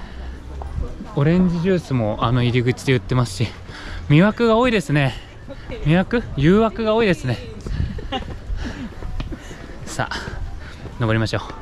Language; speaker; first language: Japanese; native; Japanese